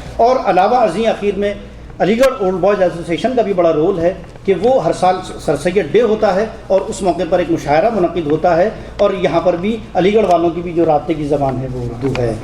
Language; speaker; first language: Urdu; native; Urdu